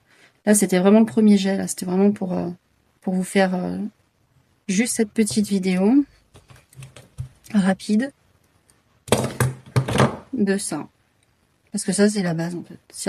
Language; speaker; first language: French; native; French